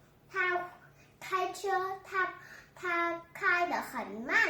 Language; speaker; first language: Chinese; non-native, learner; Vietnamese